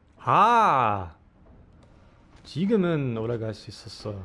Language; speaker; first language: Korean; native; Korean